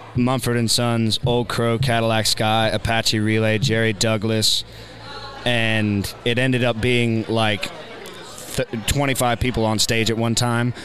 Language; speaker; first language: English; native; English